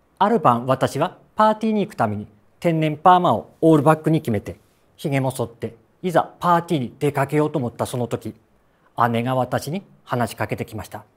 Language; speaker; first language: Japanese; native; Japanese